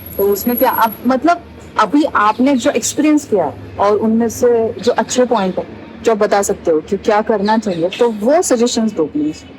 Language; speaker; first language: Hindi; non-native, local second language; Marathi